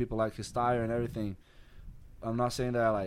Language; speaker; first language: English; non-native, learner; Portuguese